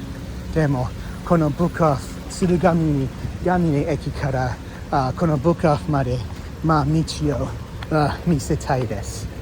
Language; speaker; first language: Japanese; non-native, fluent; English